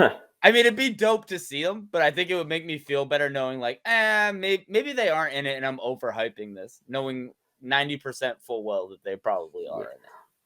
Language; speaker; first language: English; native; English